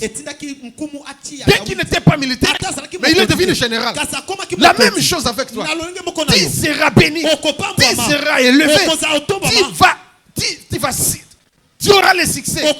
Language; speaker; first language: French; non-native, local second language; Lingala